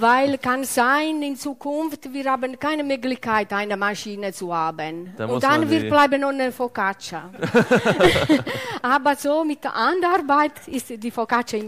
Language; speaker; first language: German; non-native, learner; Italian